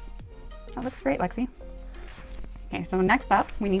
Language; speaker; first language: English; native; English